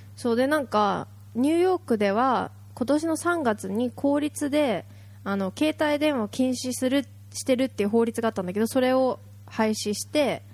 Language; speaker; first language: Japanese; native; Japanese